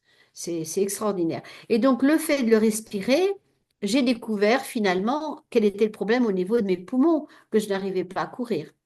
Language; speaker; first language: French; native; French